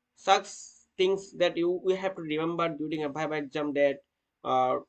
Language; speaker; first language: English; non-native, local second language; Bangla